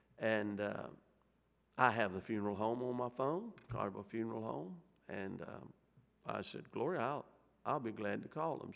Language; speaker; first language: English; native; English